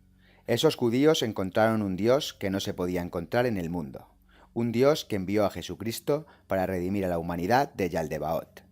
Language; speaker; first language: Spanish; native; Spanish